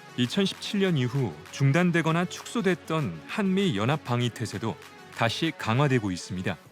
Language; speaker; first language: Korean; native; Korean